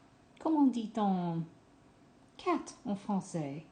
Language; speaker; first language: French; non-native, fluent; English